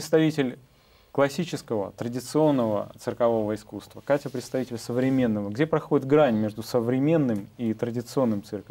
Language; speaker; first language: Russian; native; Russian